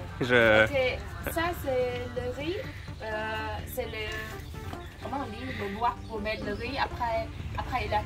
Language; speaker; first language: French; non-native, learner; Khmer